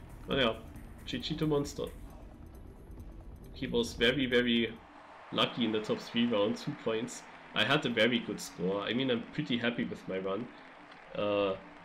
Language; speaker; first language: English; non-native, fluent; German